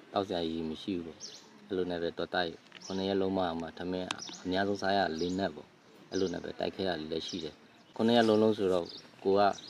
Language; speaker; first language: Burmese; native; Burmese